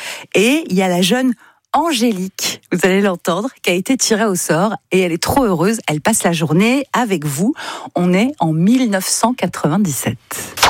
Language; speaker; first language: French; native; French